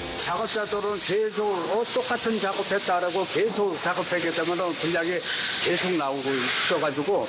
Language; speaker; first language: Korean; native; Korean